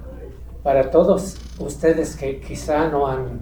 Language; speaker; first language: Spanish; non-native, fluent; English